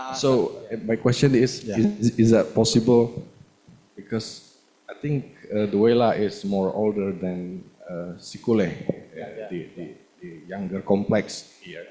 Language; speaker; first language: English; non-native, learner; Indonesian